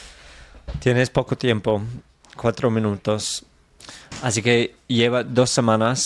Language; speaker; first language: Spanish; non-native, fluent; English